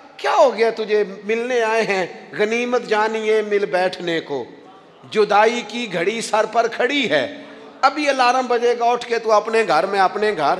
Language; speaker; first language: Urdu; non-native, local second language; Punjabi